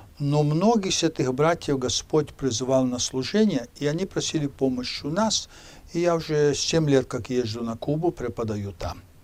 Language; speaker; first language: Russian; early bilingual, heritage; Spanish